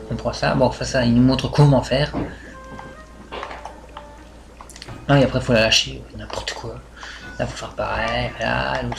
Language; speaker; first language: French; native; French